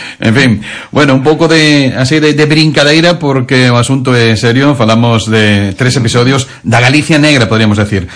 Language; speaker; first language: Galician; native; Galician